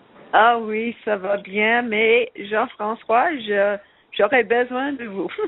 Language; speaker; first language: French; non-native, learner; English